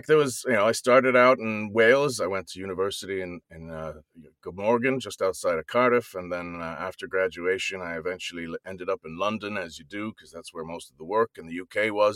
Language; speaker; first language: English; native; English